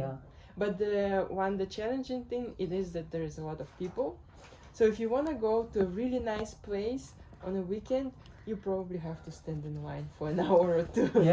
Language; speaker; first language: English; non-native, fluent; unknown